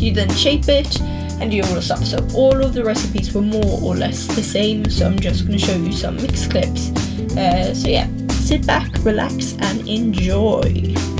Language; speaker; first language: English; native; English